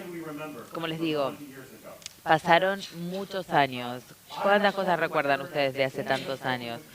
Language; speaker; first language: Spanish; native; Spanish